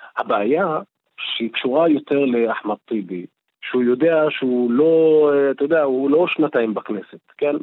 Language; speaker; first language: Hebrew; non-native, local second language; Arabic